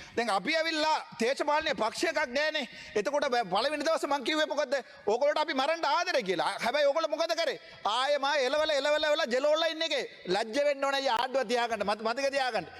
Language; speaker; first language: Sinhala; non-native, local second language; Tamil